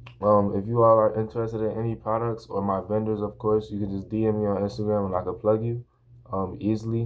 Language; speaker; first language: English; native; English